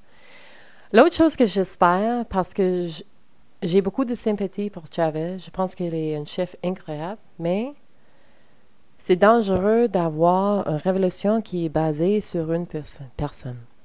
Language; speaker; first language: French; non-native, learner; English